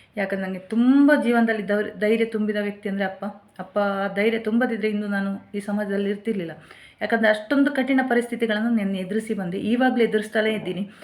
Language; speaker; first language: Kannada; non-native, local second language; Tulu